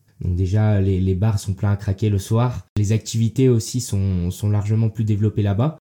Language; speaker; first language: French; early bilingual, heritage; French